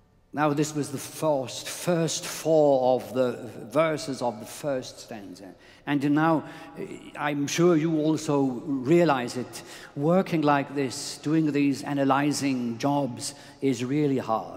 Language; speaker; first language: English; non-native, fluent; German